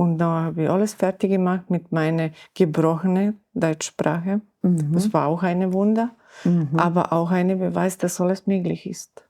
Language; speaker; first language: German; non-native, learner; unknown